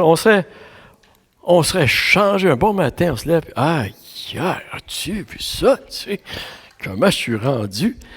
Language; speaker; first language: French; native; French